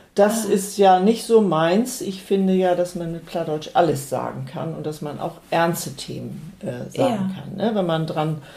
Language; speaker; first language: German; non-native, local second language; Low German